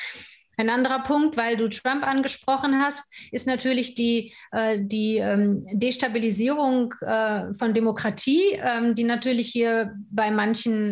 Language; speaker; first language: German; native; German